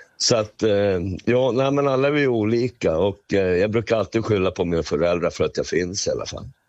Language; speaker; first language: Swedish; native; Swedish